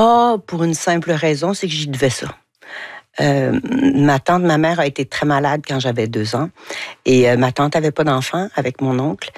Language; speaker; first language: French; native; French